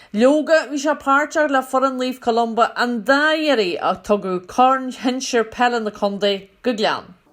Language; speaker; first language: Irish; native; Irish